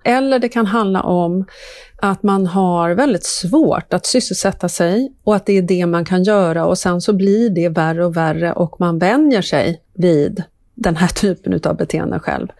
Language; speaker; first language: Swedish; native; Swedish